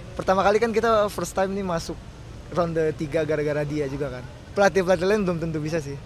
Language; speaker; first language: Indonesian; native; Indonesian